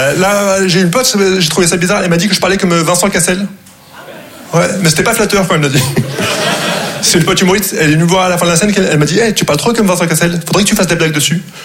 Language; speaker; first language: French; non-native, local second language; Arabic